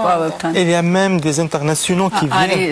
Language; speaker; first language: French; non-native, fluent; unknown